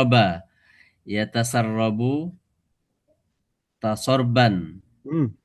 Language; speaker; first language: Arabic; non-native, learner; Indonesian